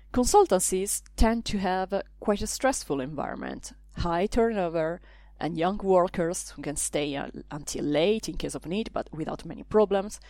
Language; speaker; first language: English; non-native, fluent; Italian